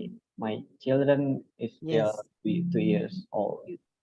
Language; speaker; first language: English; non-native, learner; Indonesian